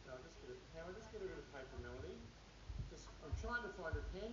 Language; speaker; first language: English; native; English